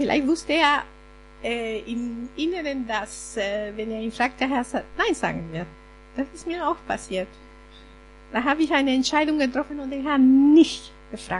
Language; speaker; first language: German; non-native, fluent; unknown